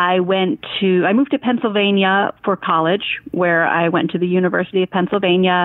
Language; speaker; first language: English; native; English